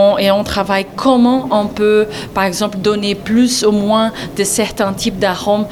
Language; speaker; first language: French; non-native, learner; Portuguese